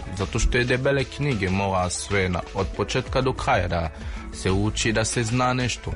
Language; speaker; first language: Serbian; non-native, learner; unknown